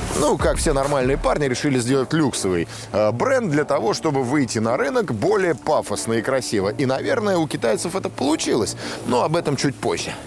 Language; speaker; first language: Russian; native; Russian